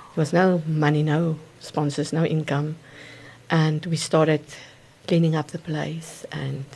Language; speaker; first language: English; non-native, local second language; Afrikaans